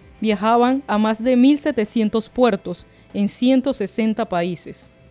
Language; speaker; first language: Spanish; native; Spanish